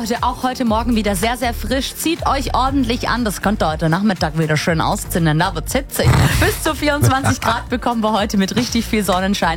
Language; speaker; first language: German; native; German